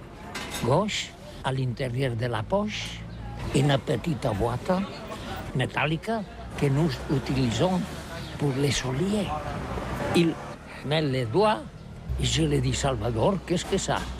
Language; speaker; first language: French; non-native, learner; Catalan